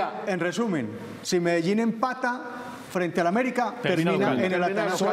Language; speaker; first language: Spanish; native; Spanish